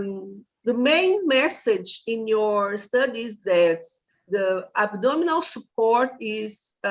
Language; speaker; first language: English; non-native, fluent; Portuguese